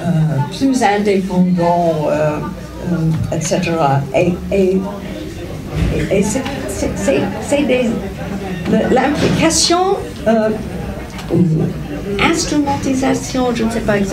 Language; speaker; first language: French; non-native, fluent; English